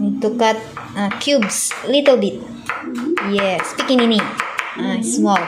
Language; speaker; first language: English; non-native, learner; Filipino